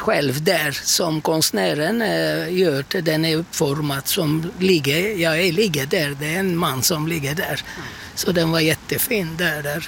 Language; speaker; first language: Swedish; non-native, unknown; Turkish